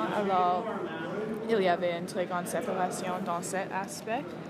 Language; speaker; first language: French; non-native, learner; English